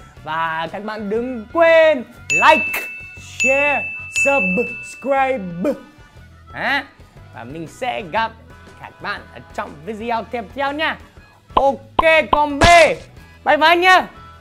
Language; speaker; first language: Vietnamese; non-native, fluent; English